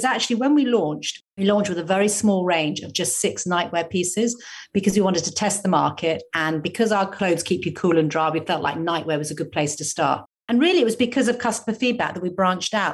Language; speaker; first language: English; native; English